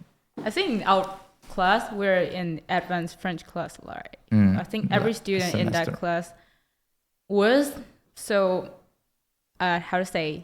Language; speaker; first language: English; non-native, learner; Chinese